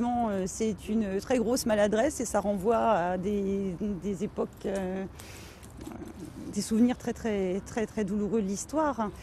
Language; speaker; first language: French; native; French